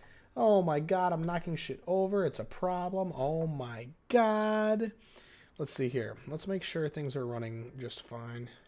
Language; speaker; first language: English; native; English